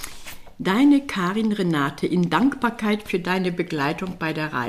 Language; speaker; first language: German; native; German